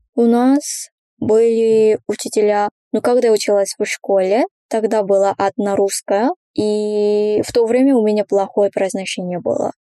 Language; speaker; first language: Russian; non-native, fluent; Korean